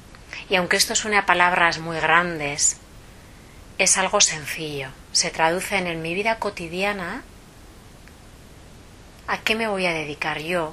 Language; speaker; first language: Spanish; native; Spanish